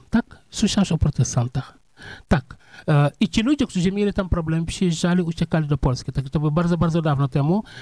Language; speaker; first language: Polish; non-native, fluent; Serer